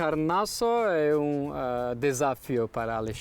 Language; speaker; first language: Portuguese; non-native, learner; Turkish